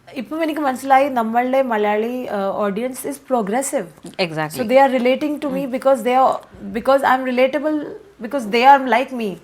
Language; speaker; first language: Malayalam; early bilingual, heritage; Malayalam